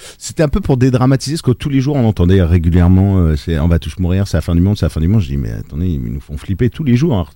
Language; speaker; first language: French; native; French